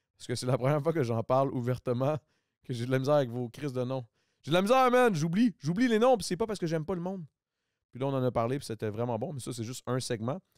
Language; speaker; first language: French; native; French